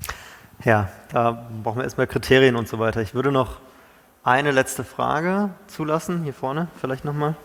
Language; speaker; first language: German; native; German